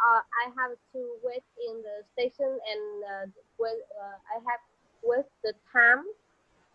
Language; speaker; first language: English; non-native, learner; Vietnamese